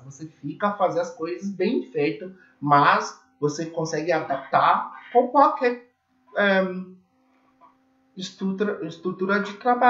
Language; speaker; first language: Portuguese; non-native, learner; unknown